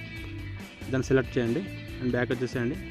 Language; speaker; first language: Telugu; native; Telugu